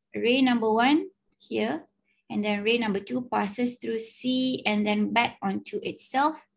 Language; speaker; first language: English; non-native, local second language; Malay